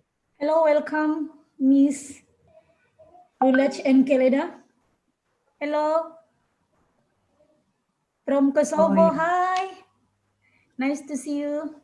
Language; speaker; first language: English; non-native, learner; Indonesian